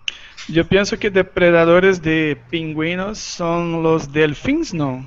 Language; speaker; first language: Spanish; non-native, learner; Portuguese